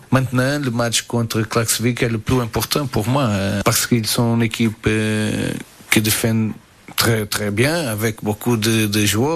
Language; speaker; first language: French; non-native, fluent; Portuguese